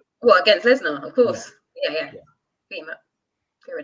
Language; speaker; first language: English; native; English